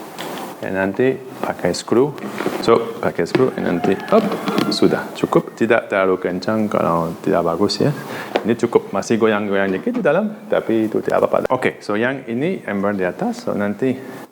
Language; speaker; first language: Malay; non-native, learner; Dutch